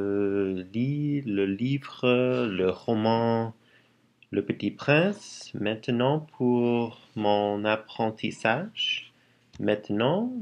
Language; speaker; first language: French; non-native, learner; English